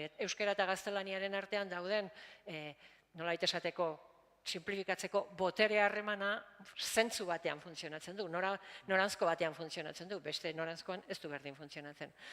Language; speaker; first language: Basque; native; Basque